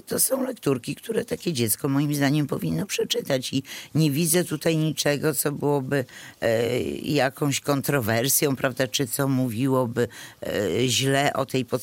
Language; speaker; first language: Polish; native; Polish